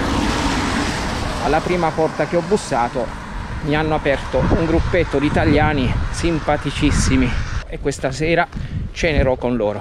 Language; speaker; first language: Italian; native; Italian